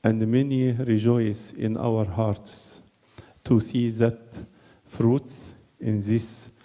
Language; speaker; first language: English; non-native, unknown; Arabic